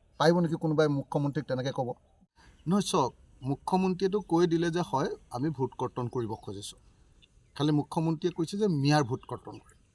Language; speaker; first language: Assamese; native; Assamese